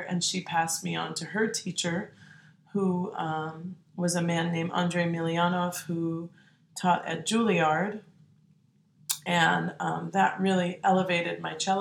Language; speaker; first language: English; native; English